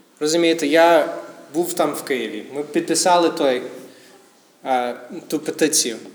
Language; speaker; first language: Ukrainian; non-native, fluent; English